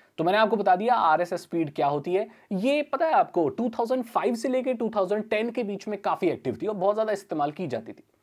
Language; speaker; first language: Hindi; native; Hindi